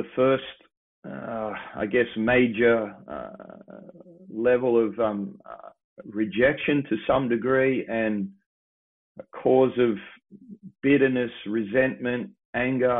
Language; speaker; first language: English; native; English